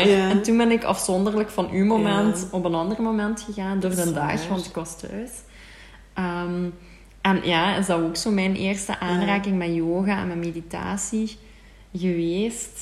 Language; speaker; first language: Dutch; native; Dutch